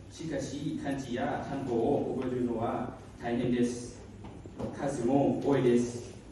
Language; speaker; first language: Japanese; non-native, learner; Hmong